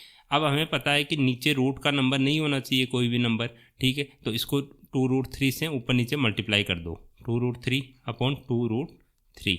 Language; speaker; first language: Hindi; native; Hindi